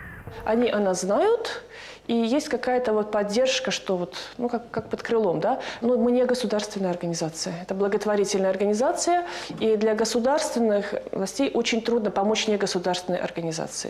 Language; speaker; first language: Russian; native; Russian